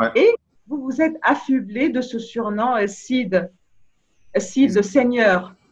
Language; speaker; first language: French; non-native, local second language; Arabic